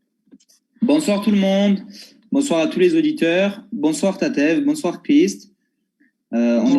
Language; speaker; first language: French; native; French